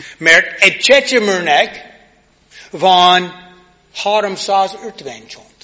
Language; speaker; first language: Hungarian; non-native, learner; English